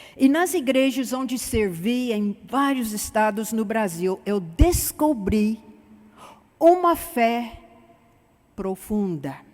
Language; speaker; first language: Portuguese; non-native, fluent; English